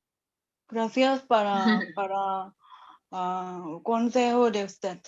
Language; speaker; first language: Spanish; non-native, learner; Indonesian